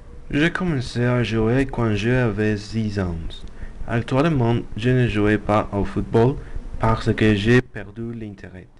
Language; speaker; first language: French; non-native, learner; Spanish